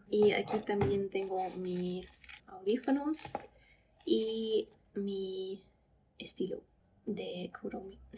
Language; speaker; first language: Spanish; non-native, fluent; English